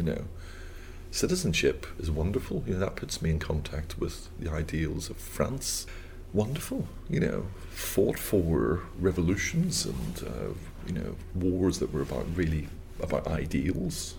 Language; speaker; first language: English; native; English